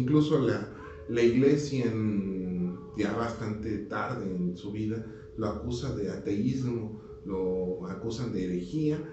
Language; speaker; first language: Spanish; native; Spanish